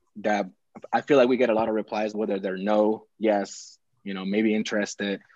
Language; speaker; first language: English; early bilingual, other home language; Spanish